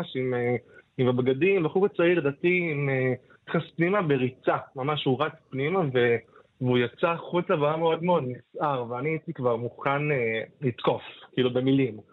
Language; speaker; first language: Hebrew; native; Hebrew